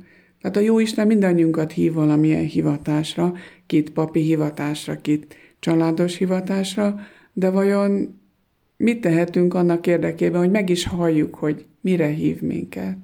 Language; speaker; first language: Hungarian; native; Hungarian